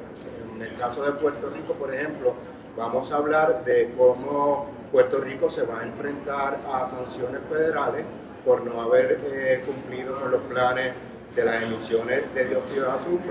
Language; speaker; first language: Spanish; native; Spanish